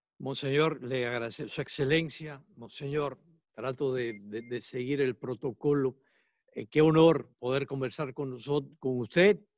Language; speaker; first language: Spanish; native; Spanish